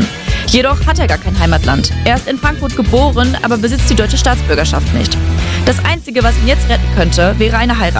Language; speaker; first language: German; native; German